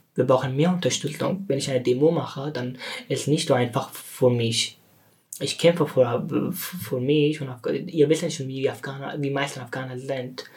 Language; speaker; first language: German; non-native, learner; Persian